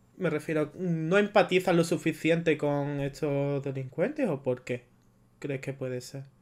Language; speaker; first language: Spanish; native; Spanish